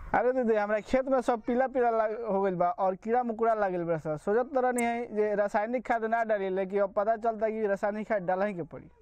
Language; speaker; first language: Bhojpuri; native; Bhojpuri